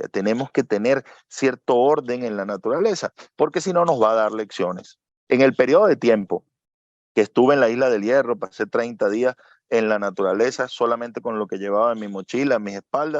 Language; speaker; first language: Spanish; native; Spanish